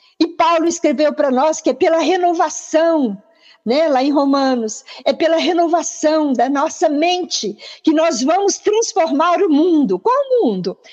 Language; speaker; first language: Portuguese; native; Portuguese